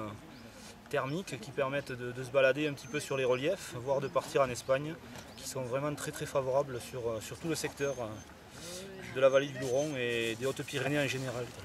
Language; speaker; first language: French; native; French